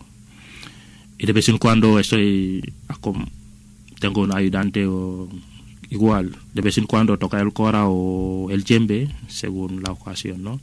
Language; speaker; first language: Spanish; non-native, fluent; Wolof